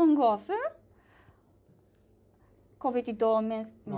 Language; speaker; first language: Polish; non-native, learner; Japanese